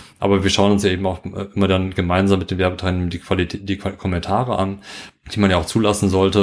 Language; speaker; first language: German; native; German